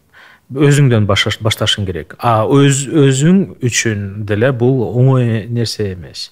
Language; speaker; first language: Kyrgyz; non-native, local second language; Russian